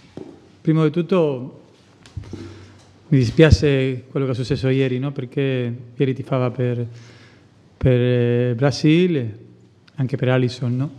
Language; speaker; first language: Italian; non-native, fluent; Spanish